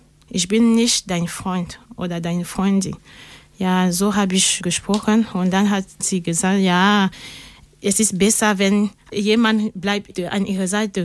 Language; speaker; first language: German; non-native, learner; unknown